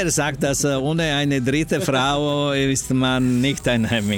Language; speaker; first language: German; non-native, learner; Italian